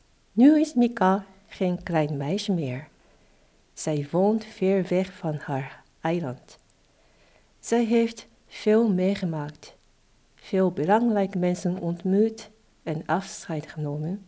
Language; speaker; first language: Dutch; non-native, fluent; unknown